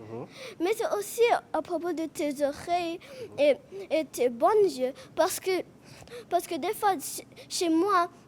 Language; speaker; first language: French; non-native, learner; English